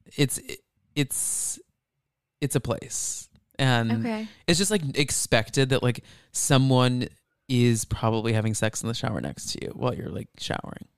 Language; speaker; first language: English; native; English